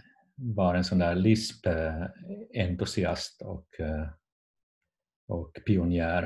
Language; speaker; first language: Swedish; non-native, fluent; Finnish